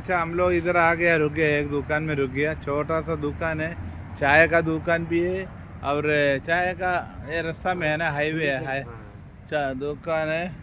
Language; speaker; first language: Hindi; non-native, local second language; Malayalam